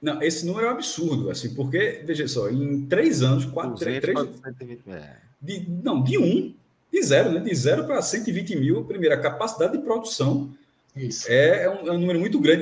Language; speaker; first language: Portuguese; native; Portuguese